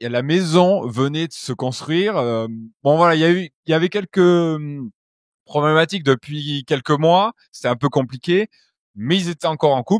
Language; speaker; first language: French; native; French